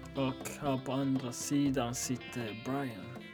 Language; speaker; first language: Swedish; non-native, local second language; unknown